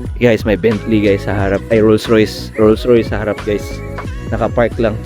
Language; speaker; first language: Filipino; non-native, local second language; Cebuano